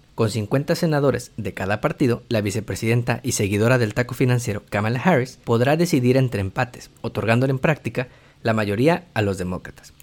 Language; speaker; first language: Spanish; native; Spanish